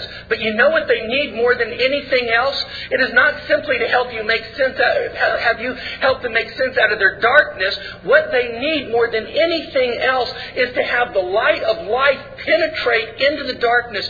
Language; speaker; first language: English; native; English